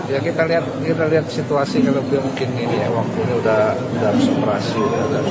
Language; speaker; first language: Indonesian; native; Indonesian